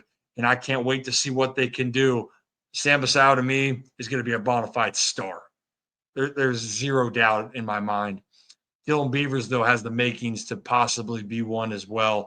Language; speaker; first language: English; native; English